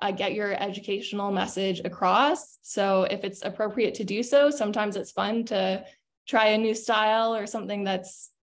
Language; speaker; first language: English; native; English